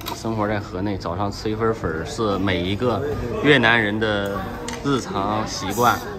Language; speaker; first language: Chinese; native; Chinese